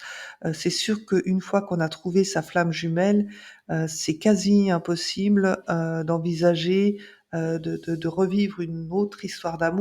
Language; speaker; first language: French; native; French